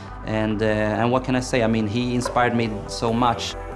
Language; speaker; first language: English; non-native, fluent; Swedish